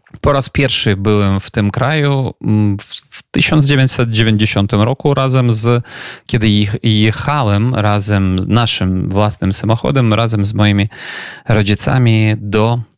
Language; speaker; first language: Polish; non-native, fluent; Ukrainian